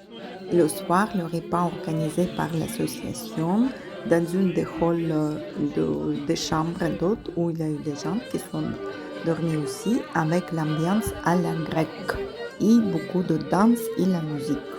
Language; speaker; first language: French; non-native, fluent; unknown